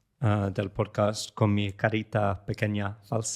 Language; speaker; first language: Spanish; non-native, fluent; English